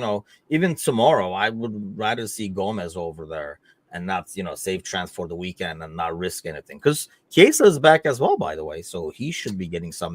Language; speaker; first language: English; native; English